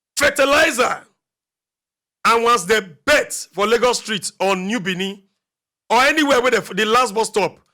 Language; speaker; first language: Nigerian Pidgin; native; Nigerian Pidgin